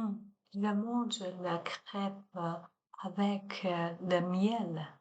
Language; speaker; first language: French; non-native, learner; Chinese